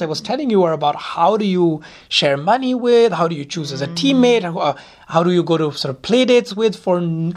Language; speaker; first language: English; non-native, local second language; Hindi